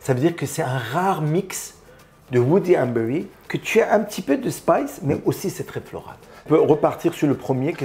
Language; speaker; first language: French; non-native, fluent; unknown